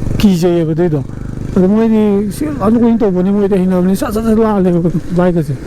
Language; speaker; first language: Manipuri; native; Manipuri